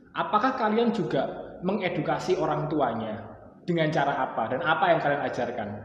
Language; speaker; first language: Indonesian; native; Indonesian